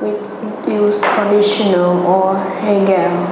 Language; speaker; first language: English; non-native, learner; Vietnamese